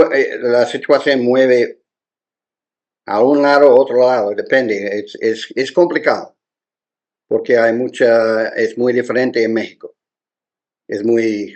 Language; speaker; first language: Spanish; non-native, learner; English